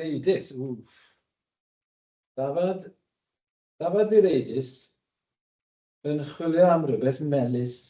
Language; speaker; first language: Welsh; native; Welsh